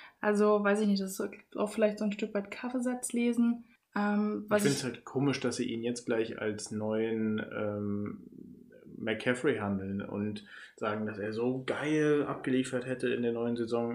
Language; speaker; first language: German; native; German